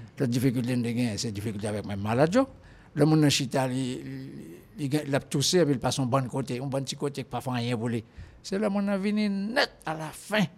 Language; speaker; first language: French; non-native, local second language; Haitian Creole